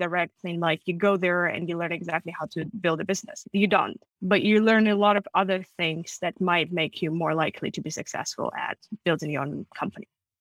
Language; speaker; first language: English; non-native, fluent; Russian